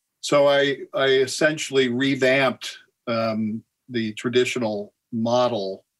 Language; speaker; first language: English; native; English